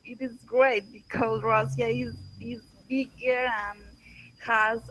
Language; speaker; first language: English; non-native, learner; Spanish